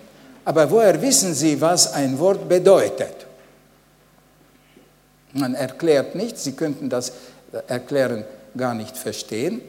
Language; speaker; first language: German; non-native, fluent; Hungarian